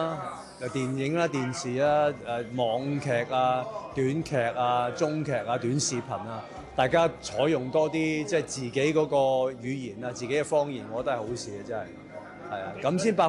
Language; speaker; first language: Cantonese; native; Cantonese